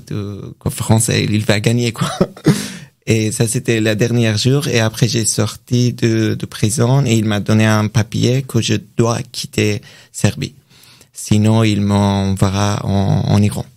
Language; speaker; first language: French; non-native, learner; Persian